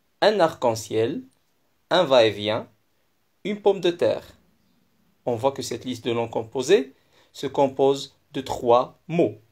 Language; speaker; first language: French; non-native, local second language; Arabic